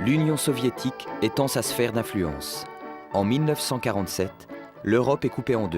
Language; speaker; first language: French; native; French